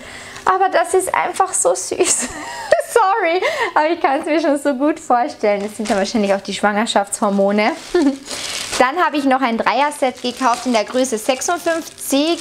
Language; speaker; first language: German; native; German